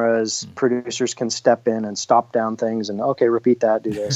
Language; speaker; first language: English; native; English